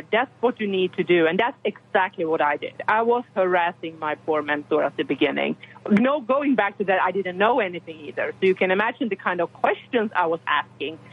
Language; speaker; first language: English; non-native, fluent; Swedish